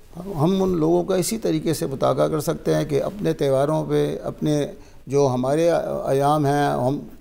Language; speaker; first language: Urdu; non-native, local second language; Pashto